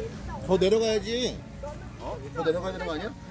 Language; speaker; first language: Korean; native; Korean